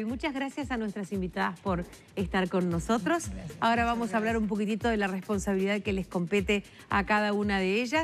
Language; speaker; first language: Spanish; native; Spanish